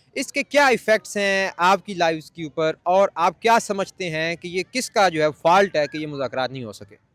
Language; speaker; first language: Urdu; native; Urdu